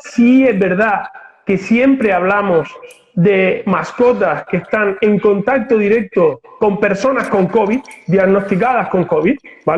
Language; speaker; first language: Spanish; native; Spanish